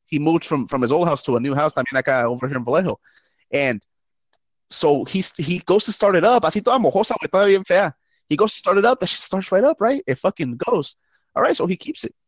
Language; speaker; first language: English; early bilingual, other home language; Spanish